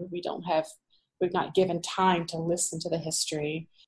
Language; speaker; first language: English; native; English